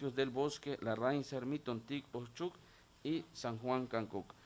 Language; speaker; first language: Spanish; non-native, local second language; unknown